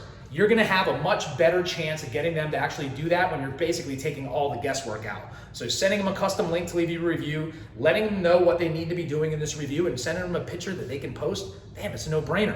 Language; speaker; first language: English; native; English